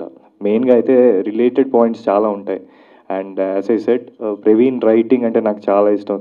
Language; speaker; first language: Telugu; native; Telugu